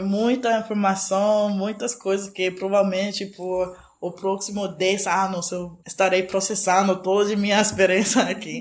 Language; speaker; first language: Portuguese; non-native, fluent; English